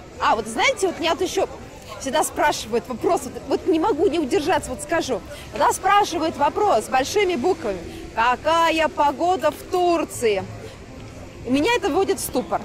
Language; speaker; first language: Russian; native; Russian